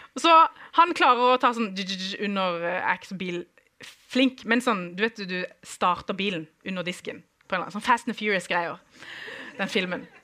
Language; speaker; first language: Norwegian; early bilingual, other home language; Kurdish